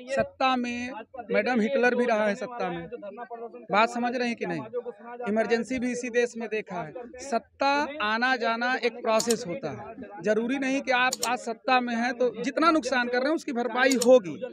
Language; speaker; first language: Hindi; native; Hindi